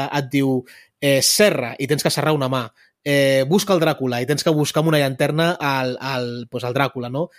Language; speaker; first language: Catalan; early bilingual, other home language; Spanish